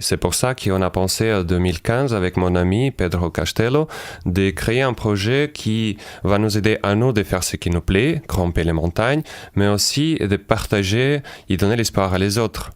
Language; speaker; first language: French; non-native, fluent; Ukrainian